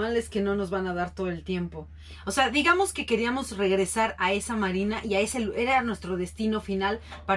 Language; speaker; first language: Spanish; native; Spanish